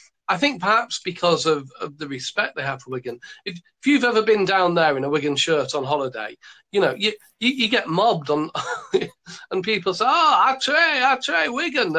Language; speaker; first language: English; native; English